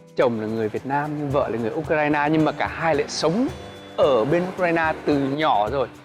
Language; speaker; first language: Vietnamese; native; Vietnamese